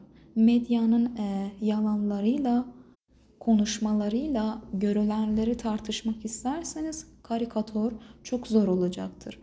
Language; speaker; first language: Turkish; non-native, fluent; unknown